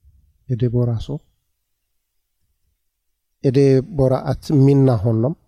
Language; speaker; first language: Swedish; non-native, learner; Tigrinya